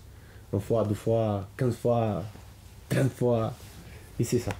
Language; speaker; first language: French; non-native, learner; Portuguese